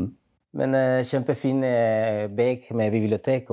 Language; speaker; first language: Norwegian; non-native, fluent; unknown